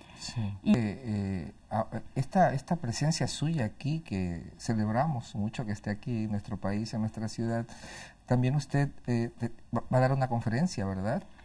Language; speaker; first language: Spanish; native; Spanish